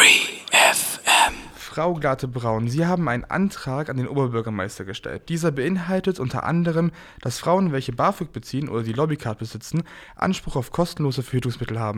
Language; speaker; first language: German; native; German